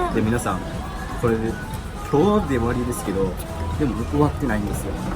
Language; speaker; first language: Japanese; native; Japanese